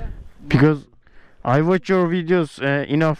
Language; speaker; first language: English; non-native, learner; Turkish